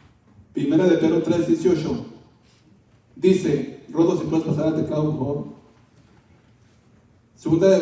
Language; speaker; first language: Spanish; native; Spanish